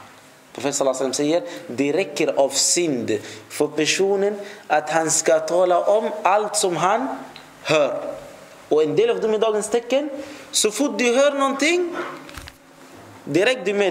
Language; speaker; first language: Swedish; non-native, fluent; Arabic